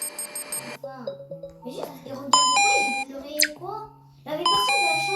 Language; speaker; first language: French; native; French